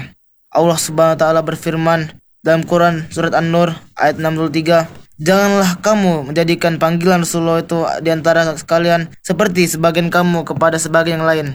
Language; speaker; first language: Indonesian; native; Indonesian